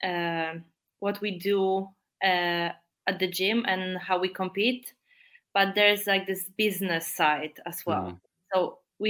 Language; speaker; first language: English; non-native, fluent; Polish